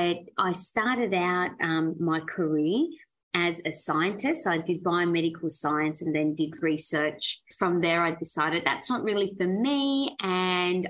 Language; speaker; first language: English; early bilingual, other home language; Persian